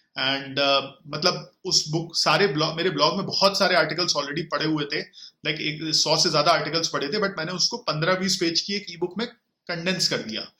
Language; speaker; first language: Hindi; native; Hindi